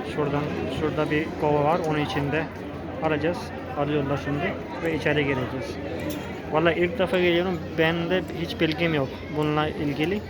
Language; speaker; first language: Turkish; non-native, fluent; Hindi